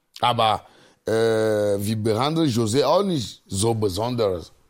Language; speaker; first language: German; non-native, fluent; Ewe